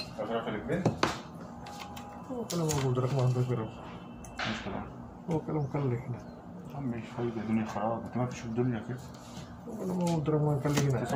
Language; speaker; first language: Arabic; non-native, learner; Filipino